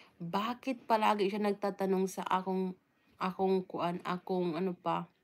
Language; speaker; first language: Filipino; non-native, local second language; Waray